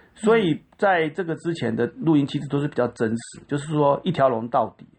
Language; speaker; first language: Chinese; native; Chinese